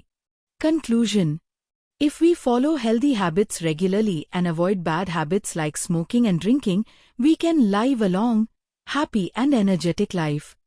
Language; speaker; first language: English; non-native, fluent; Hindi